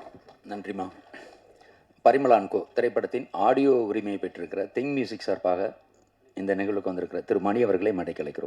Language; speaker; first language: Tamil; native; Tamil